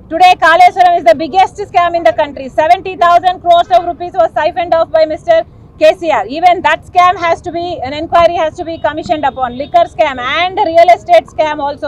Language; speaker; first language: English; non-native, local second language; Telugu